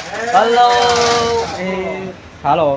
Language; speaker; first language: Hindi; non-native, local second language; Mizo